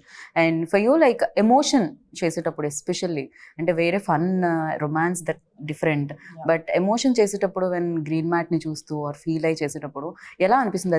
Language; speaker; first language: Telugu; native; Telugu